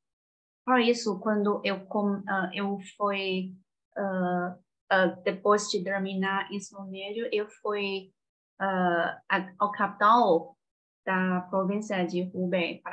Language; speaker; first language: Portuguese; non-native, fluent; Chinese